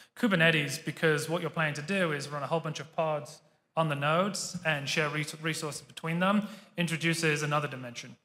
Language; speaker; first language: English; native; English